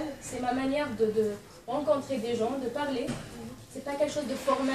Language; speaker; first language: French; non-native, fluent; Arabic